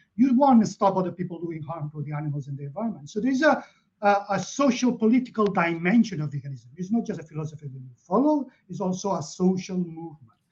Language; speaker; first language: English; non-native, fluent; Catalan